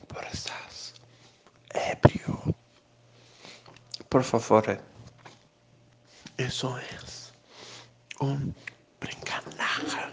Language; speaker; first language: Spanish; non-native, learner; Portuguese